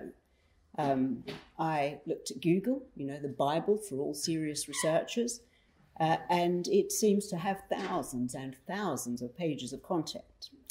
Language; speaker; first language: English; native; English